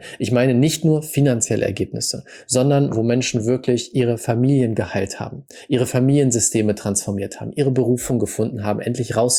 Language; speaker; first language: German; native; German